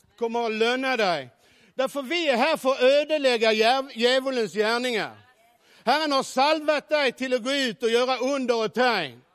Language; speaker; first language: Norwegian; non-native, fluent; Swedish